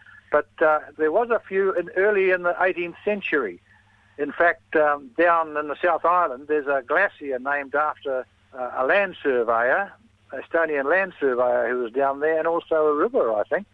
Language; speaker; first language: English; early bilingual, other home language; Estonian